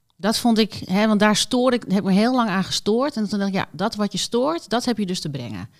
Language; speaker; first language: Dutch; native; Dutch